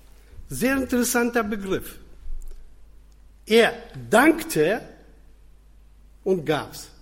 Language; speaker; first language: German; non-native, fluent; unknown